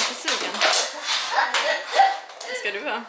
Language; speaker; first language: Swedish; native; Swedish